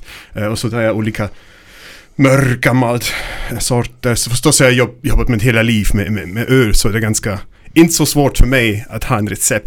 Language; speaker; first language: Swedish; non-native, learner; German